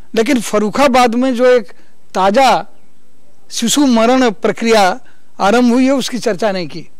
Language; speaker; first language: Hindi; native; Hindi